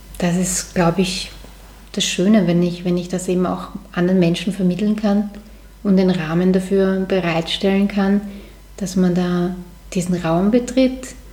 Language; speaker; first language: German; native; German